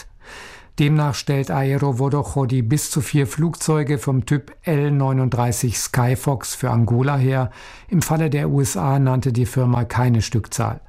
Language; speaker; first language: German; native; German